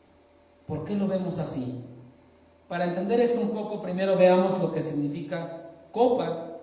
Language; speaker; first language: Spanish; native; Spanish